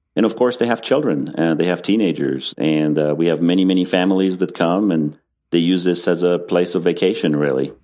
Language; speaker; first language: English; non-native, fluent; French